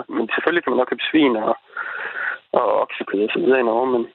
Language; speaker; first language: Danish; native; Danish